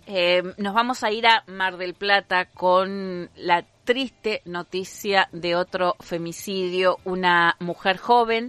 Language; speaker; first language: Spanish; native; Spanish